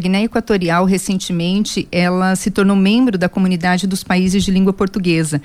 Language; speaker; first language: Portuguese; native; Portuguese